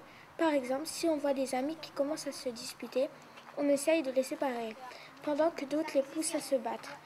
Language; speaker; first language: French; non-native, learner; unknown